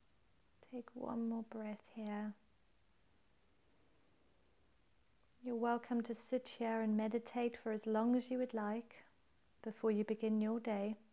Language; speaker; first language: English; native; English